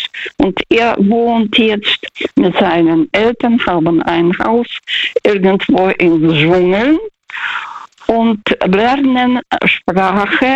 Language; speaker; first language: German; non-native, learner; Russian